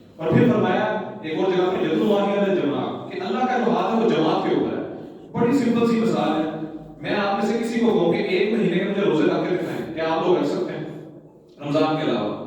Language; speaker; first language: Urdu; non-native, local second language; Punjabi